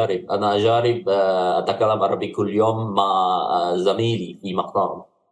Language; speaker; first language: Arabic; non-native, learner; Cantonese